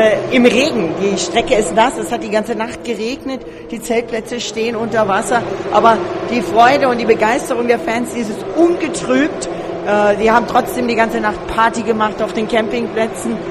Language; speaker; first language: German; native; German